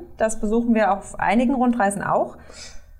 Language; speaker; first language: German; native; German